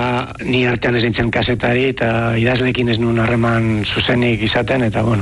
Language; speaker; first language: Basque; native; Basque